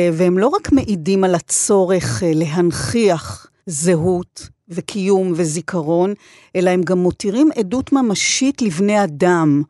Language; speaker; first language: Hebrew; native; Hebrew